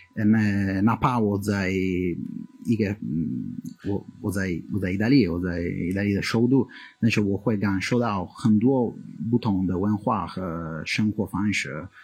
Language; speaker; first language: Chinese; non-native, fluent; Italian